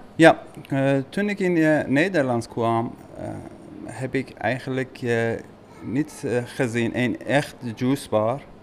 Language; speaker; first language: Dutch; non-native, learner; Persian